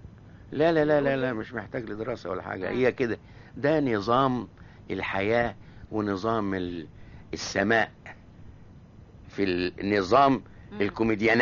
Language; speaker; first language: Arabic; native; Arabic